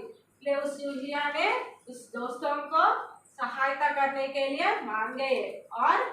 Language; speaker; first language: Hindi; non-native, local second language; Telugu